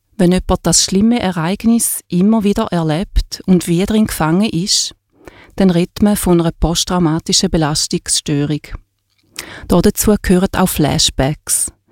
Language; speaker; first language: German; native; German